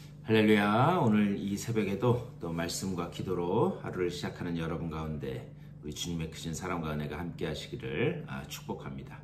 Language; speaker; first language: Korean; native; Korean